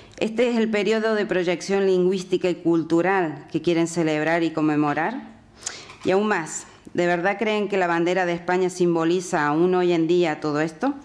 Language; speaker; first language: Spanish; native; Spanish